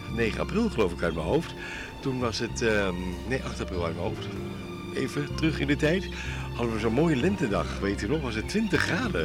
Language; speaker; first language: Dutch; native; Dutch